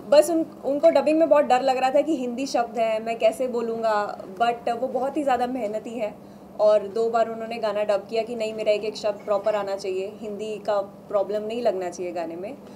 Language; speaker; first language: Hindi; non-native, local second language; Punjabi